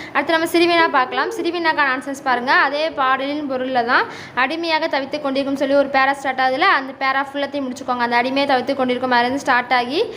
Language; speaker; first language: Tamil; native; Tamil